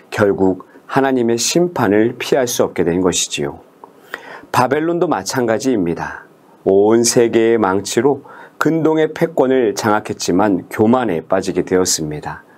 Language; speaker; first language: Korean; native; Korean